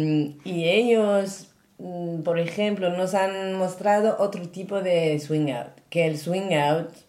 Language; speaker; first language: Spanish; non-native, learner; French